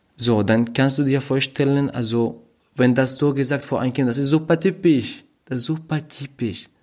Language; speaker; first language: German; non-native, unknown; Arabic